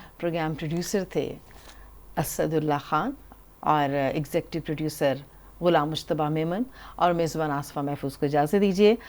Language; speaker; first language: Urdu; native; Urdu